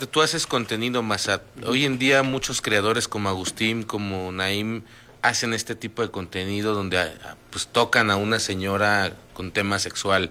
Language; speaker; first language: Spanish; native; Spanish